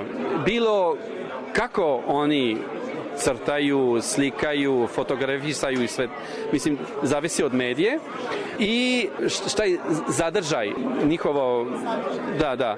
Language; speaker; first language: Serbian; non-native, fluent; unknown